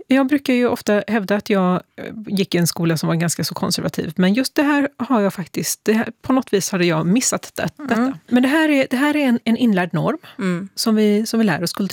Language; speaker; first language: Swedish; native; Swedish